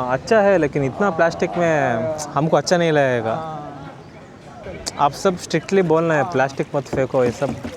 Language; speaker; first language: Hindi; non-native, local second language; Kannada